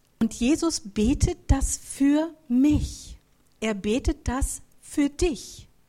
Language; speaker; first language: German; native; German